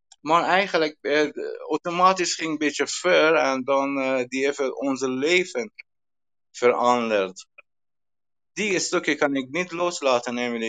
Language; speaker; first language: Dutch; non-native, learner; Persian